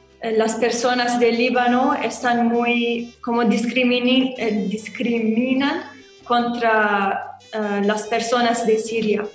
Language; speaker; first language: Spanish; non-native, learner; Arabic